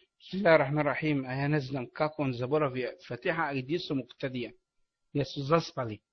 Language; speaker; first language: Bosnian; non-native, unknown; Arabic